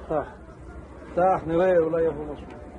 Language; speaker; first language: Hebrew; native; Hebrew